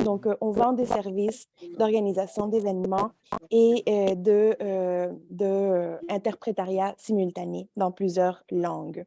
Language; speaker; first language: French; native; French